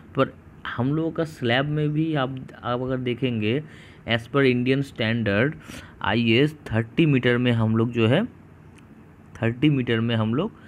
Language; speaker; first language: Hindi; non-native, local second language; Bangla